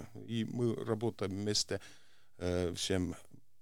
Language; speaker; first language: Russian; non-native, local second language; Estonian